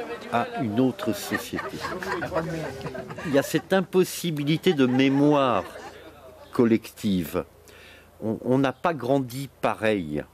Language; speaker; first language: French; native; French